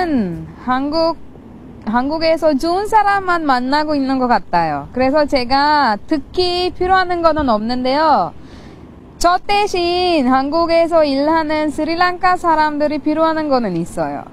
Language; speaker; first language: Korean; non-native, learner; Sinhala